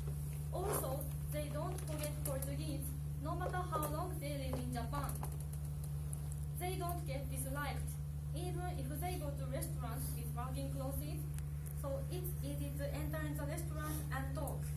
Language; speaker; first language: English; non-native, learner; Japanese